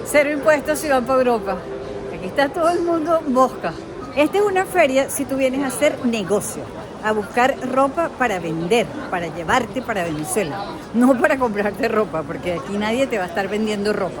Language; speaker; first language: Spanish; native; Spanish